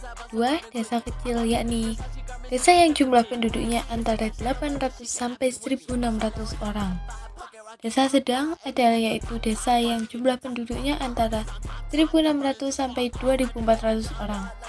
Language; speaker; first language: Indonesian; native; Indonesian